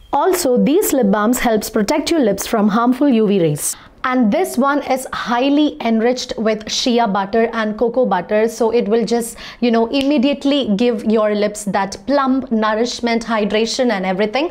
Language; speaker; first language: English; non-native, local second language; Malayalam